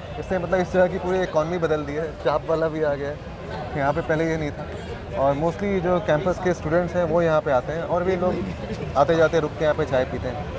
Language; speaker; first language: Hindi; native; Hindi